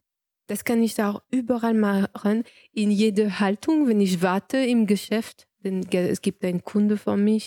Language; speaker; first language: German; non-native, fluent; French